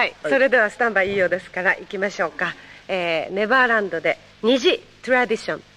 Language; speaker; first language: Japanese; native; Japanese